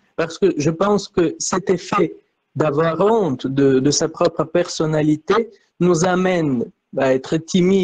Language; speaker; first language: French; non-native, fluent; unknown